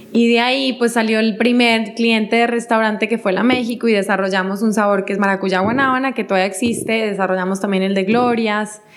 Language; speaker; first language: Spanish; native; Spanish